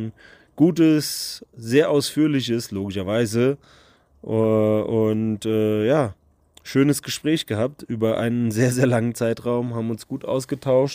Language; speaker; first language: German; native; German